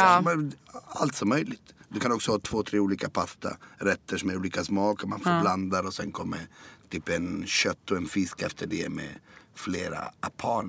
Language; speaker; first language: Swedish; non-native, fluent; Italian